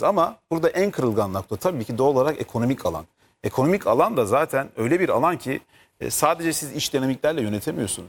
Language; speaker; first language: Turkish; native; Turkish